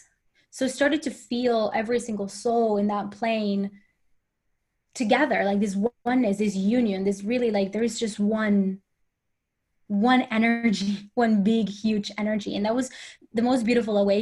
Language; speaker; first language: English; non-native, fluent; Spanish